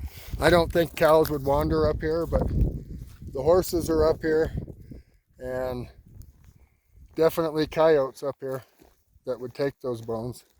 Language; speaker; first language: English; native; English